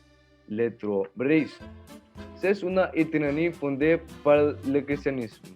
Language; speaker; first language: French; non-native, learner; Spanish